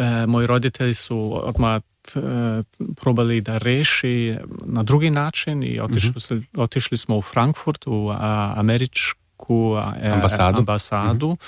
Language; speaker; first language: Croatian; early bilingual, heritage; Serbian